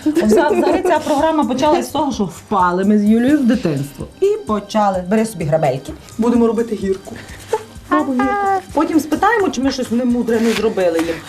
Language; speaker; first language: Ukrainian; native; Ukrainian